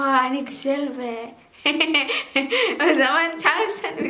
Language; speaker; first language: Turkish; non-native, learner; Indonesian